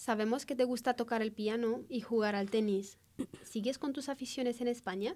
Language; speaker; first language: Spanish; native; Spanish